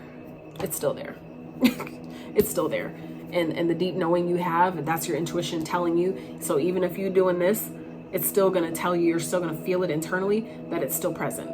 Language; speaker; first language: English; native; English